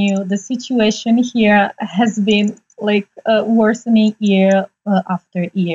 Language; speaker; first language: English; non-native, fluent; Italian